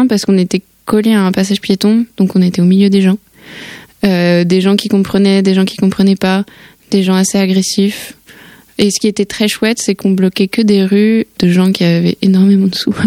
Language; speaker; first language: French; native; French